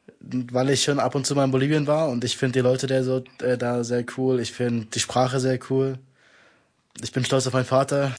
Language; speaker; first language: German; native; German